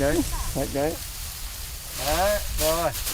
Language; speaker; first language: Vietnamese; native; Vietnamese